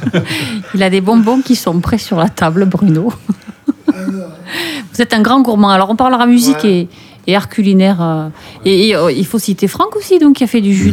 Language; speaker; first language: French; native; French